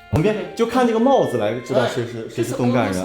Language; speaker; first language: Chinese; native; Chinese